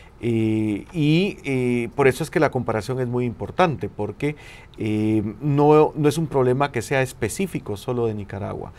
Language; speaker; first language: Spanish; native; Spanish